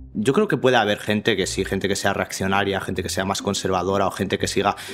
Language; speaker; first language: Spanish; native; Spanish